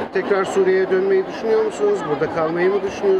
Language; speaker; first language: Turkish; native; Turkish